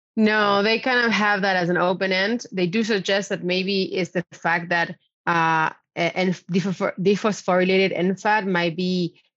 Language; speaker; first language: English; non-native, fluent; Spanish